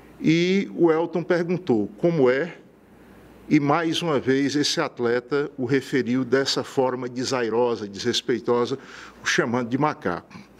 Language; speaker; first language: Portuguese; native; Portuguese